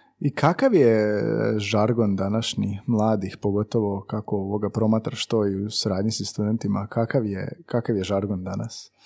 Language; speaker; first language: Croatian; native; Croatian